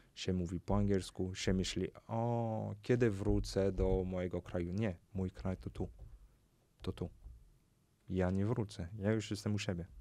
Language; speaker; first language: Polish; non-native, fluent; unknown